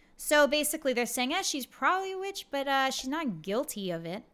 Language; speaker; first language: English; native; English